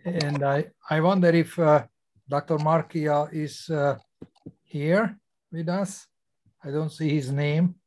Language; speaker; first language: English; non-native, fluent; Hungarian